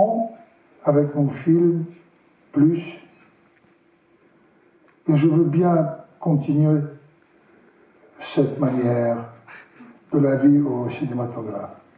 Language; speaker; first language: French; non-native, learner; Russian